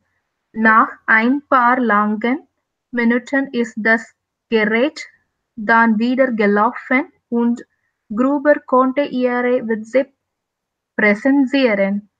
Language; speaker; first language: German; non-native, learner; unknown